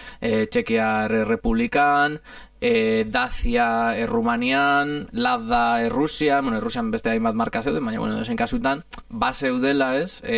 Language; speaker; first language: Basque; native; Basque